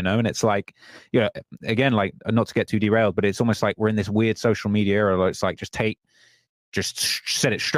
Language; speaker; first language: English; native; English